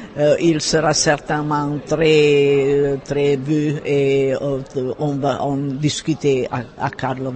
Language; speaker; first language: French; non-native, fluent; Czech